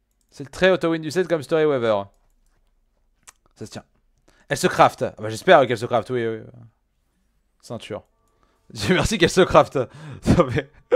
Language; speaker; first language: French; native; French